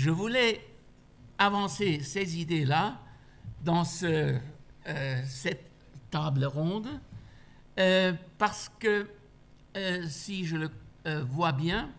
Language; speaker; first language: French; non-native, fluent; German